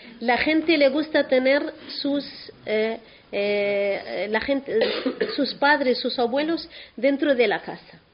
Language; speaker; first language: Spanish; non-native, local second language; Arabic